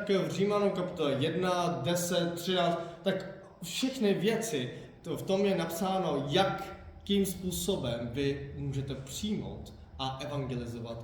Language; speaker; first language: Czech; non-native, fluent; Korean